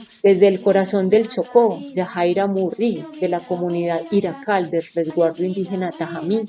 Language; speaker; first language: Spanish; native; Spanish